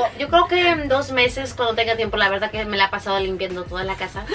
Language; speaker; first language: Spanish; early bilingual, heritage; Spanish